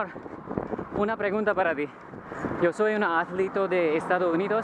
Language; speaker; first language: Spanish; non-native, learner; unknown